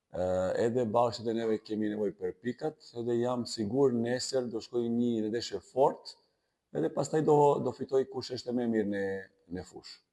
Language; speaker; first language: Albanian; non-native, fluent; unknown